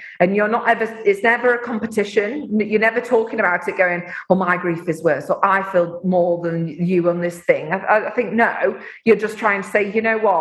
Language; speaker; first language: English; native; English